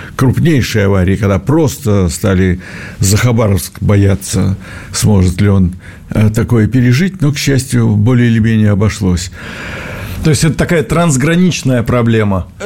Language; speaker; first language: Russian; native; Russian